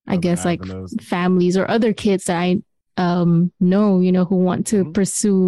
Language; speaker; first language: English; non-native, local second language; Malay